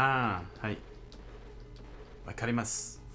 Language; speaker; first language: Japanese; non-native, learner; English